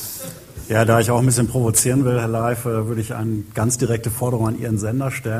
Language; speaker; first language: German; native; German